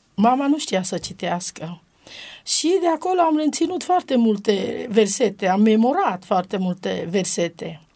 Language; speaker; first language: Romanian; non-native, local second language; Romany